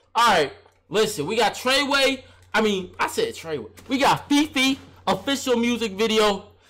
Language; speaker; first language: English; native; English